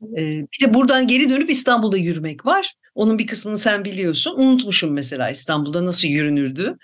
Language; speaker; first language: Turkish; native; Turkish